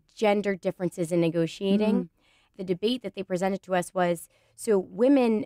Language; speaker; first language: English; native; English